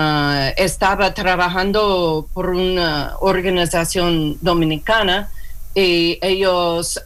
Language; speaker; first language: Spanish; non-native, learner; English